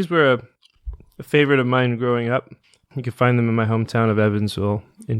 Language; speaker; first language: English; native; English